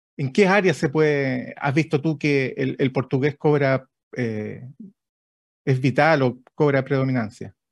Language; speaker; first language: Spanish; native; Spanish